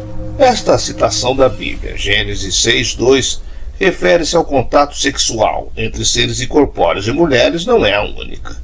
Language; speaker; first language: Portuguese; native; Portuguese